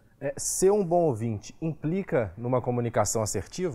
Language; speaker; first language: Portuguese; native; Portuguese